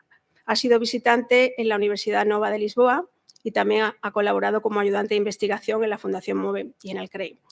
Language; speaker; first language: Spanish; native; Spanish